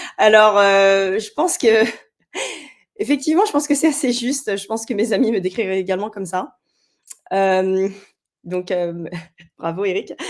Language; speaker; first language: French; early bilingual, other home language; Chinese